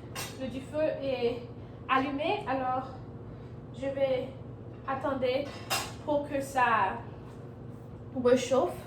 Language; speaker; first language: French; non-native, learner; English